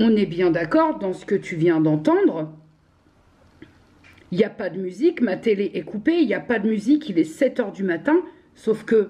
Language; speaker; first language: French; native; French